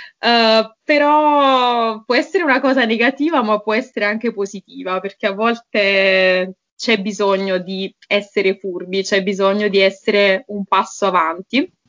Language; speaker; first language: Italian; native; Italian